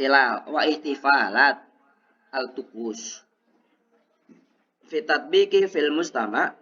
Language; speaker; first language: Arabic; non-native, learner; Indonesian